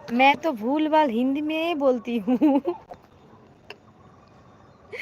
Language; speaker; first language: Hindi; non-native, learner; Bangla